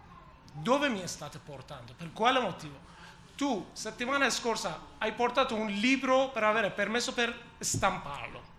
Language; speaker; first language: Italian; non-native, learner; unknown